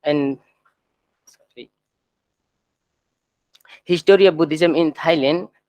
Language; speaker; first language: English; non-native, fluent; Thai